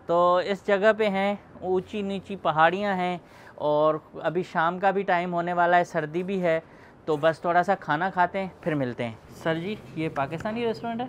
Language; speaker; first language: Urdu; non-native, local second language; Sindhi